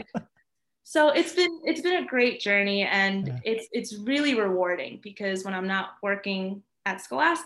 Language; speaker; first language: English; early bilingual, other home language; Spanish